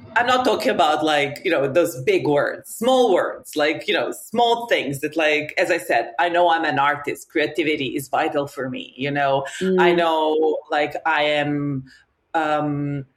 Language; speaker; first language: English; non-native, fluent; Serbian